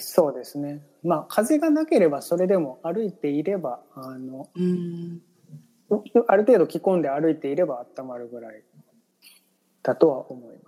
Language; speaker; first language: Japanese; native; Japanese